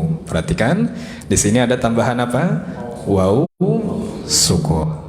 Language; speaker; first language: Indonesian; native; Indonesian